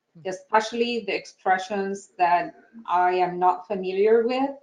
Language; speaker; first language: English; non-native, fluent; Arabic